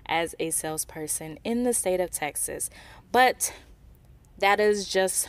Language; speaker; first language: English; native; English